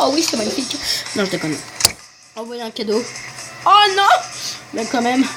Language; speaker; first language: French; native; French